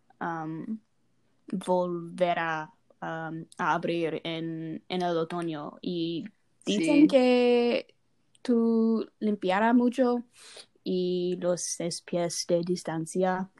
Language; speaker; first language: Spanish; non-native, learner; English